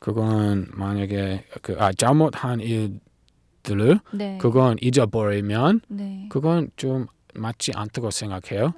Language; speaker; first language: Korean; non-native, learner; English